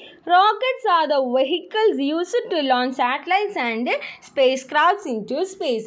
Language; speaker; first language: English; non-native, local second language; Malayalam